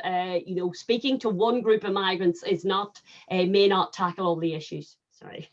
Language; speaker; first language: English; native; English